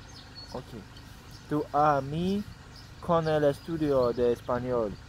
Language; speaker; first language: Spanish; non-native, learner; English